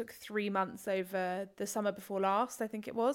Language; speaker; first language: English; native; English